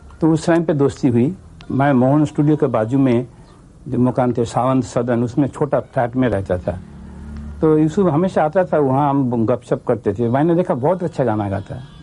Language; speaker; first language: Hindi; non-native, local second language; Bangla